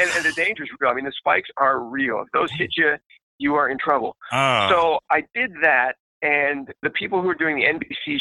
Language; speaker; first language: English; native; English